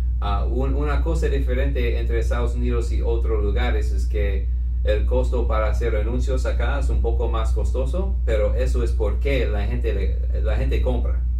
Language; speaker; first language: Spanish; non-native, fluent; English